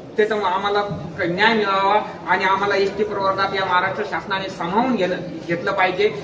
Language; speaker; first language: Marathi; non-native, local second language; Lambadi